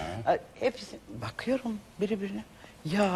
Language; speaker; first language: Turkish; non-native, learner; Macedonian